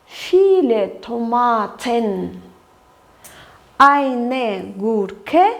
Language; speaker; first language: German; non-native, fluent; Kyrgyz